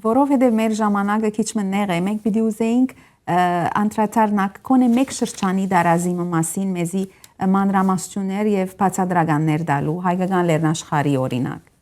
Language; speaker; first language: Armenian; early bilingual, heritage; Armenian